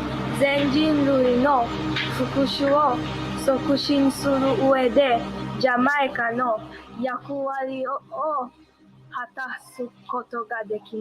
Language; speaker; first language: Japanese; non-native, learner; English